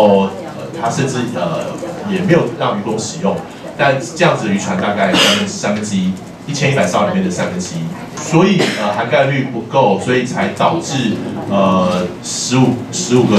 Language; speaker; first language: Chinese; native; Chinese